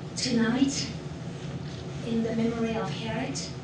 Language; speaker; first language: English; non-native, fluent; French